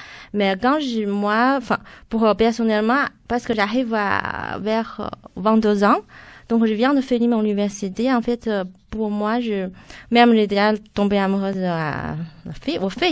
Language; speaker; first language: French; non-native, fluent; Chinese